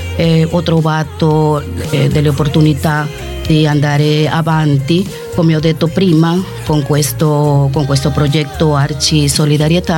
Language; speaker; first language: Italian; non-native, fluent; Spanish